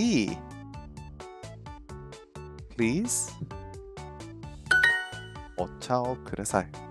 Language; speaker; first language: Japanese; non-native, learner; English